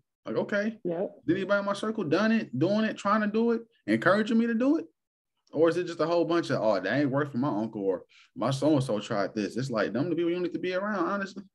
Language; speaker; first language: English; native; English